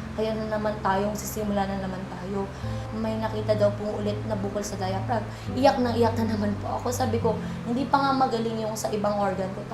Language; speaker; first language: Filipino; non-native, local second language; Bikol